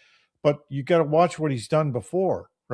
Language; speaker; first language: English; native; English